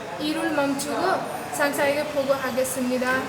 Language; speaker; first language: Korean; non-native, learner; Nepali